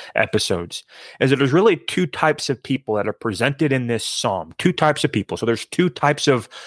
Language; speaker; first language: English; native; English